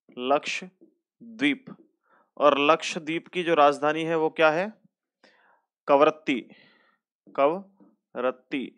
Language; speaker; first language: Hindi; native; Hindi